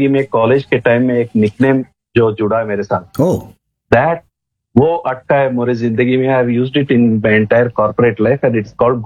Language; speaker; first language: Hindi; non-native, local second language; Malayalam